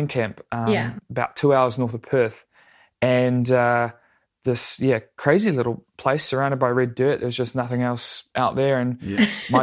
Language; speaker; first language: English; native; English